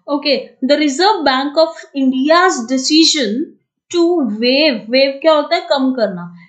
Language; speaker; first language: Hindi; native; Hindi